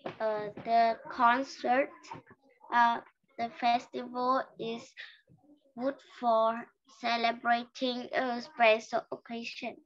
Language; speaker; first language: English; non-native, learner; Vietnamese